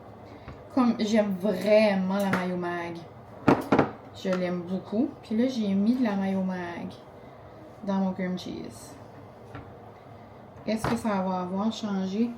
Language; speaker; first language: French; native; French